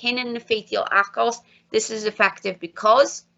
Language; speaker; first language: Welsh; non-native, fluent; English